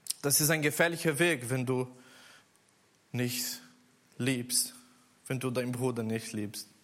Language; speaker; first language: German; non-native, learner; Portuguese